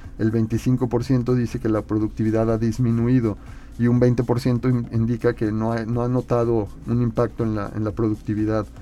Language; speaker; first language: Spanish; native; Spanish